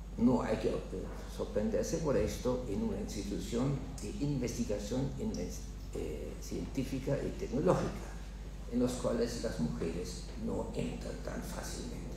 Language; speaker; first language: Spanish; non-native, fluent; German